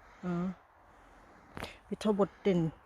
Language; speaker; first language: Swedish; non-native, learner; Thai